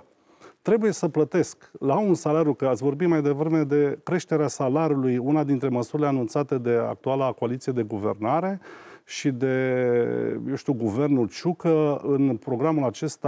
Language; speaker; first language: Romanian; native; Romanian